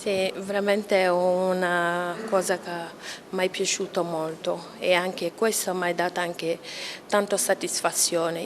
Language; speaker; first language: Italian; non-native, learner; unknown